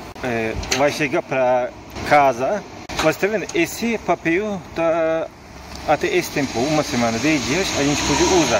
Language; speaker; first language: Portuguese; non-native, learner; Turkish